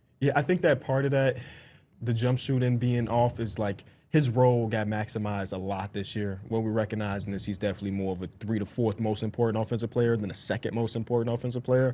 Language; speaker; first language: English; native; English